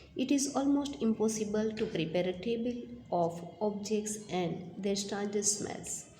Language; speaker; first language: English; non-native, local second language; Gujarati